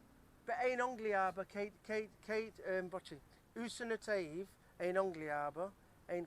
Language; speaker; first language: Hungarian; early bilingual, heritage; English